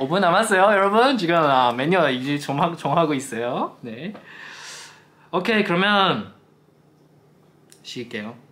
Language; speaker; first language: Korean; non-native, fluent; Chinese